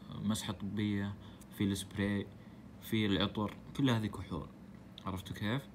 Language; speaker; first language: Arabic; native; Arabic